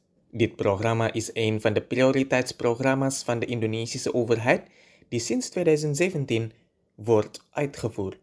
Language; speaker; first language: Dutch; non-native, fluent; Indonesian